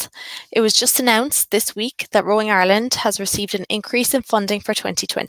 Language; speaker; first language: English; native; English